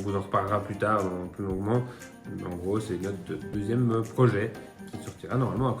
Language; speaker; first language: French; native; French